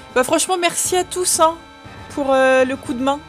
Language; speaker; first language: French; native; French